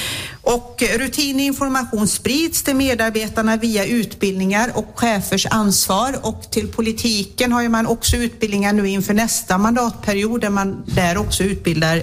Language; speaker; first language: Swedish; native; Swedish